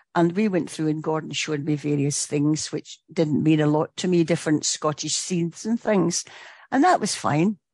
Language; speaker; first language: English; native; English